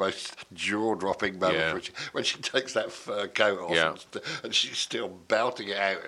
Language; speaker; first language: English; native; English